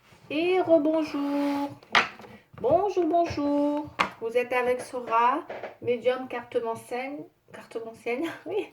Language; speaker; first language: French; native; French